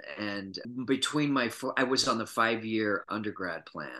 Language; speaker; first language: English; native; English